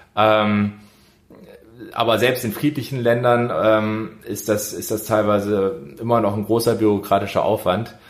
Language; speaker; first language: German; native; German